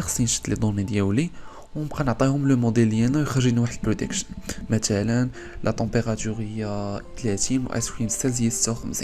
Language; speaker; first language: Arabic; native; Arabic